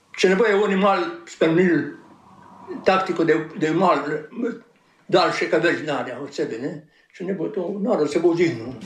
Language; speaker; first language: Slovenian; native; Slovenian